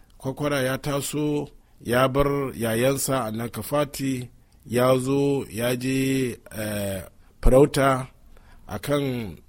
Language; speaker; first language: Hausa; non-native, local second language; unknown